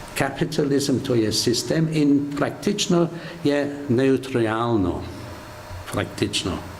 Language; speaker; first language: Slovenian; non-native, fluent; English